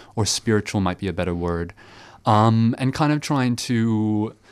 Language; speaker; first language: English; early bilingual, other home language; French